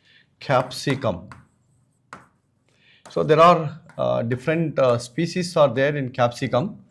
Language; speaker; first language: English; non-native, local second language; Telugu